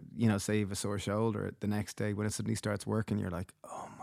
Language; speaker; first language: English; native; English